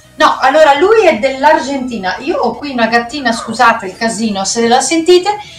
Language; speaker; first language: Italian; non-native, fluent; Dutch